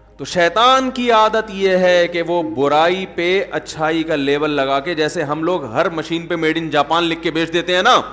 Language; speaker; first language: Urdu; native; Urdu